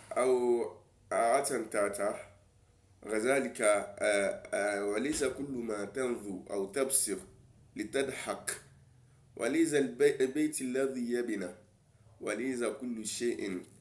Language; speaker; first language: Arabic; non-native, learner; Yoruba